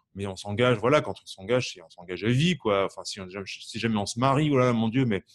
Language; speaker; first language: French; native; French